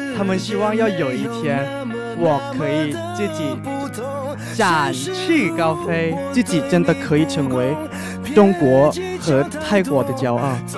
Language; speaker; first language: Chinese; non-native, learner; Thai